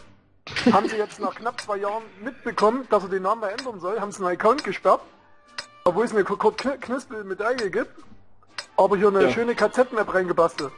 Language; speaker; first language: German; native; German